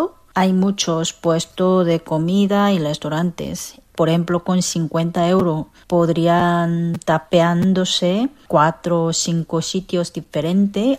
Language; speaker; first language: Spanish; non-native, fluent; Korean